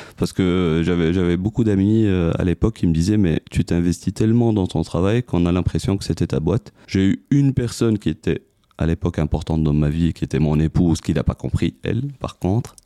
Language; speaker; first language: French; non-native, local second language; Arabic